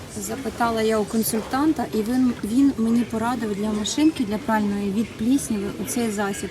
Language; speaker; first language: Ukrainian; non-native, local second language; Russian